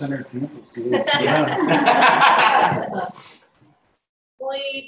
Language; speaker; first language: Spanish; non-native, learner; English